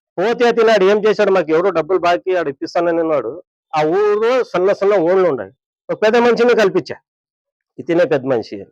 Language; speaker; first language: Telugu; non-native, local second language; Urdu